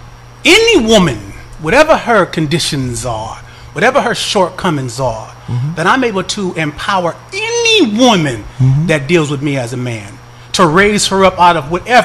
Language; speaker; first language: English; native; English